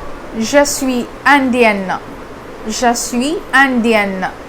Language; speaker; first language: French; non-native, fluent; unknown